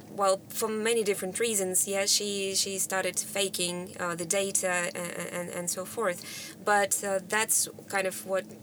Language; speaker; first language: English; non-native, fluent; Russian